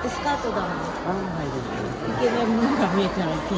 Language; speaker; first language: Japanese; native; Japanese